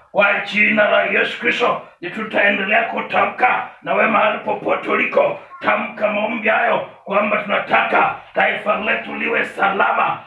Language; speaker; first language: Swahili; non-native, local second language; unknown